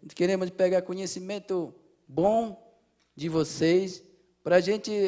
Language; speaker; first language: Portuguese; non-native, local second language; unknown